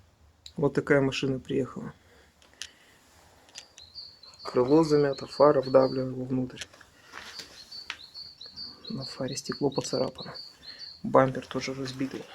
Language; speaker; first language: Russian; native; Russian